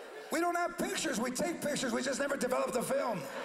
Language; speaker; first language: English; early bilingual, other home language; Spanish